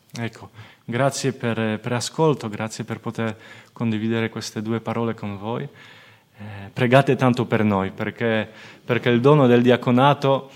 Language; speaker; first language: Italian; non-native, fluent; Polish